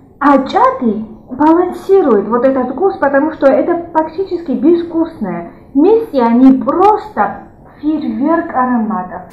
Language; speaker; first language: Russian; non-native, local second language; Georgian